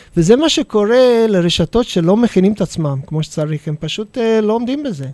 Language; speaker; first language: Hebrew; non-native, fluent; English